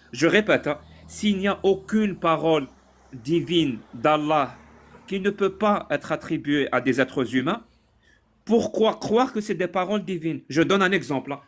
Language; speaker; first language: French; non-native, local second language; Arabic